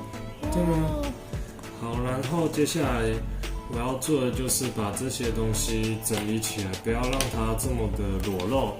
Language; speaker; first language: Chinese; native; Chinese